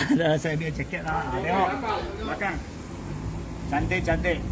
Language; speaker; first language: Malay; non-native, local second language; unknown